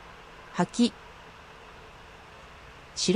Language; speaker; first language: Japanese; non-native, learner; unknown